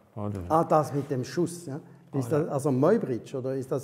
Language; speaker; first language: German; native; German